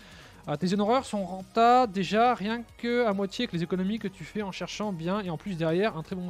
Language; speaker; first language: French; native; French